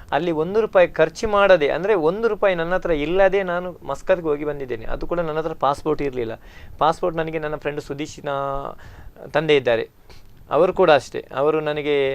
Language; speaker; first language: Kannada; non-native, local second language; Tulu